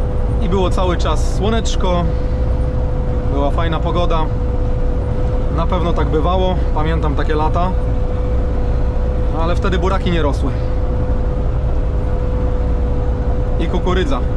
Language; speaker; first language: Polish; native; Polish